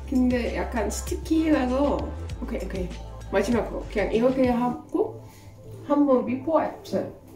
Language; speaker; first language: Korean; non-native, fluent; Dutch